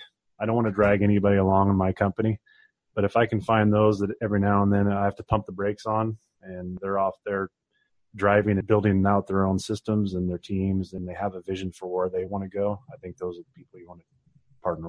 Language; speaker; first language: English; native; English